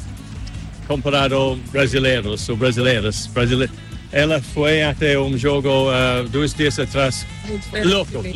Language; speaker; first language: Portuguese; non-native, learner; English